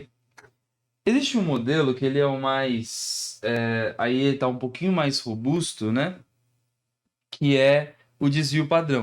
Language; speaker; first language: Portuguese; native; Portuguese